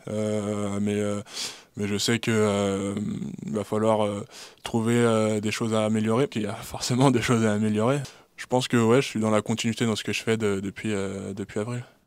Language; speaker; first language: French; native; French